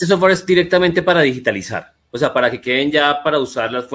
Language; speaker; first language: Spanish; native; Spanish